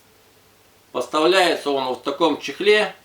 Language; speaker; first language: Russian; native; Russian